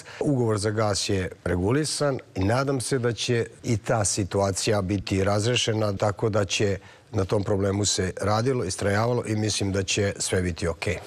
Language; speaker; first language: Croatian; native; Croatian